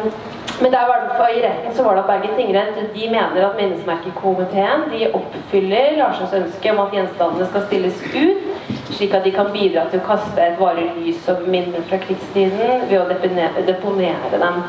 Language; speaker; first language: Norwegian; native; Norwegian